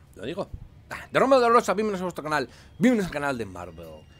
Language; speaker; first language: Spanish; native; Spanish